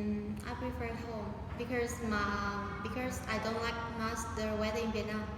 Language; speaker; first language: English; non-native, learner; Vietnamese